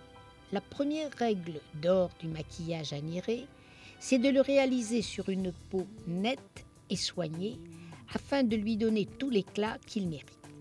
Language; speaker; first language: French; native; French